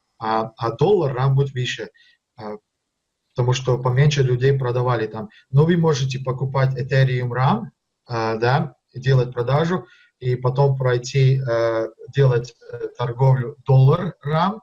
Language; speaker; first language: Russian; early bilingual, heritage; Russian